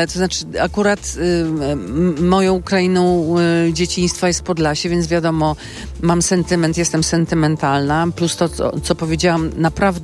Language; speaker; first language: Polish; native; Polish